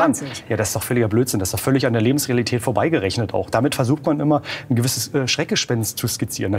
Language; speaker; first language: German; native; German